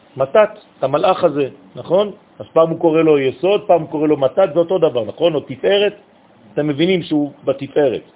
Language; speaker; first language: Hebrew; non-native, fluent; French